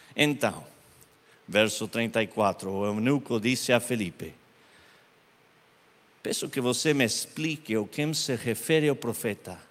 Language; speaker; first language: Portuguese; non-native, learner; Spanish